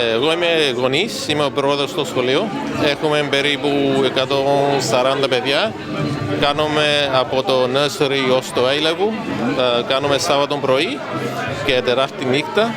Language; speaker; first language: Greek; early bilingual, heritage; Greek